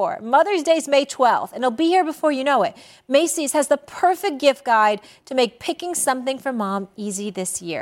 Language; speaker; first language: English; native; English